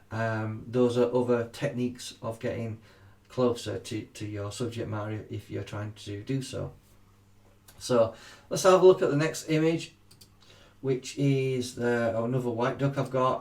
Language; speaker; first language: English; native; English